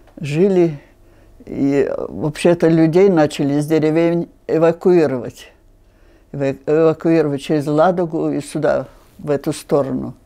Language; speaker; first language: Russian; non-native, local second language; Finnish